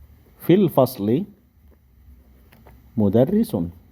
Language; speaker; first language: Arabic; non-native, fluent; Indonesian